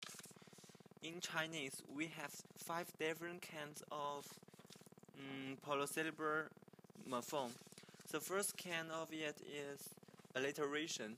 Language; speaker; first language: English; non-native, learner; Chinese